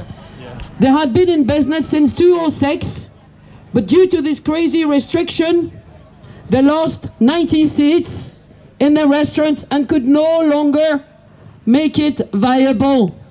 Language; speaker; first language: English; non-native, fluent; French